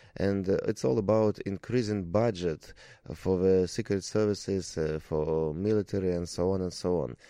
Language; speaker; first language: English; non-native, learner; Russian